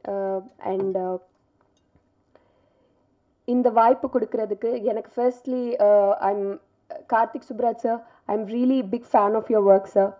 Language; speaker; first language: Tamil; non-native, local second language; Telugu